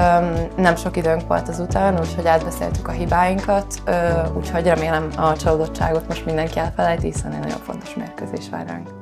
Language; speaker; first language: Hungarian; native; Hungarian